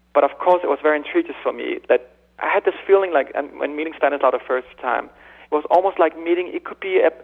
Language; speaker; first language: English; non-native, fluent; Danish